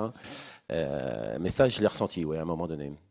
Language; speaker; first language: French; native; French